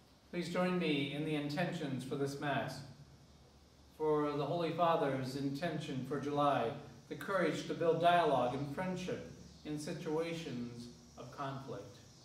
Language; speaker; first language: English; native; English